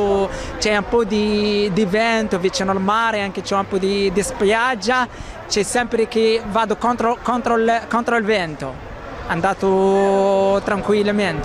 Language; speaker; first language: Italian; non-native, learner; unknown